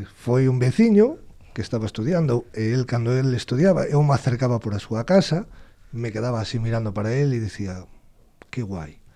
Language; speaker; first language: Galician; non-native, local second language; Spanish